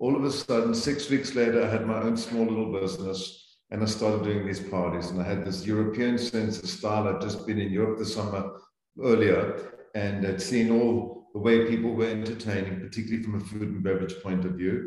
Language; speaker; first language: English; native; English